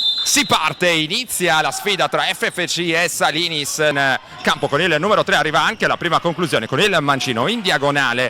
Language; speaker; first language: Italian; native; Italian